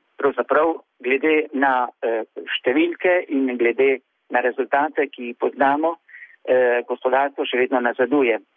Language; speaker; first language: Slovenian; native; Slovenian